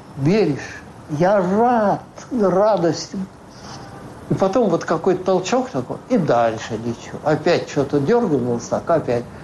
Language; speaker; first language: Russian; native; Russian